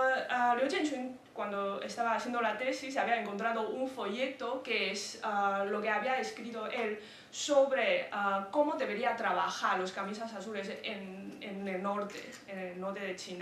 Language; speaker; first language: Spanish; non-native, fluent; Chinese